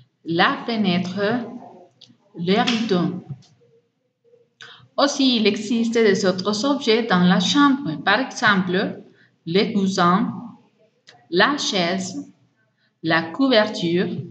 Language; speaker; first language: French; non-native, fluent; Spanish